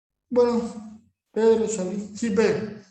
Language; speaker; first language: Spanish; native; Spanish